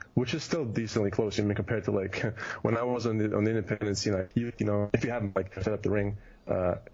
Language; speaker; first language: English; early bilingual, heritage; German